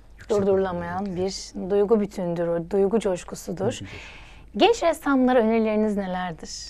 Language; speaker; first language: Turkish; native; Turkish